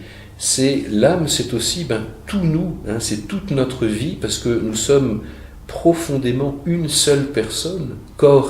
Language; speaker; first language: French; native; French